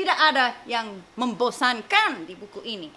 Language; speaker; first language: Indonesian; non-native, fluent; English